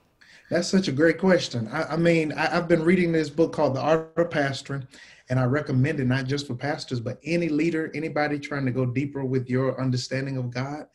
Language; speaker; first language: English; native; English